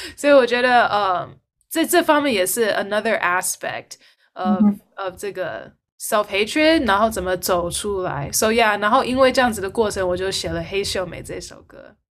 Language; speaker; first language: Chinese; early bilingual, heritage; Chinese